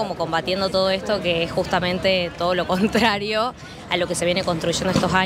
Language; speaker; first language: Spanish; native; Spanish